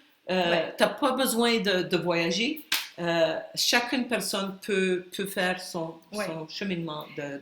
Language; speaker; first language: French; non-native, fluent; Spanish